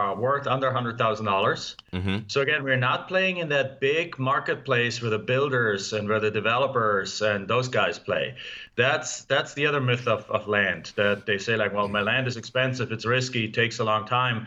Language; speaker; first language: English; non-native, fluent; German